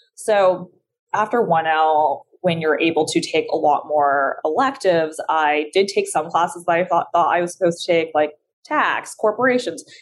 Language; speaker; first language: English; early bilingual, other home language; Chinese